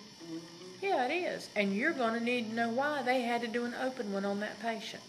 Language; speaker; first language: English; native; English